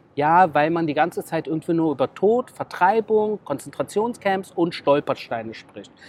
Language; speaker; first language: German; native; German